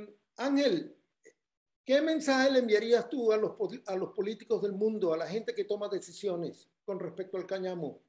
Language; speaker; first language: Spanish; native; Spanish